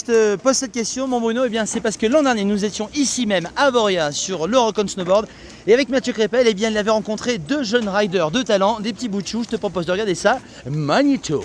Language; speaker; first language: French; native; French